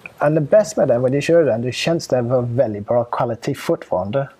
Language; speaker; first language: Swedish; non-native, fluent; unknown